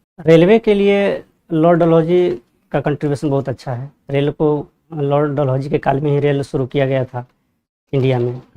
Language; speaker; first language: Hindi; native; Hindi